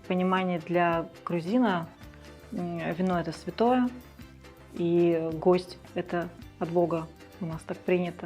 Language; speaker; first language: Russian; early bilingual, other home language; Georgian